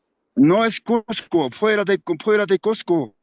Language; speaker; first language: Spanish; non-native, local second language; Quechua